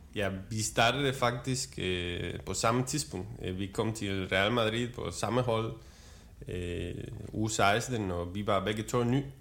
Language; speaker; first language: Danish; non-native, fluent; Spanish